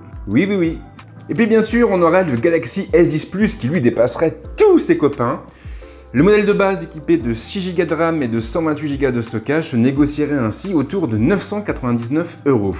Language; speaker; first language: French; native; French